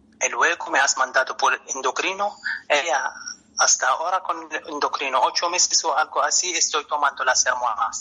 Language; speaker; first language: Spanish; non-native, learner; Arabic